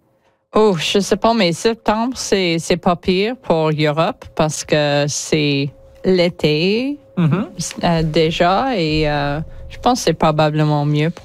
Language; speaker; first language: French; non-native, learner; English